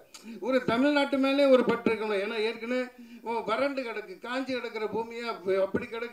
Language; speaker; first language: Tamil; native; Tamil